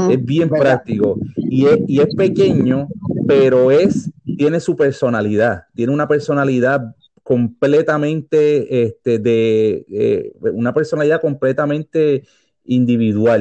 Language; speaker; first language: Spanish; native; Spanish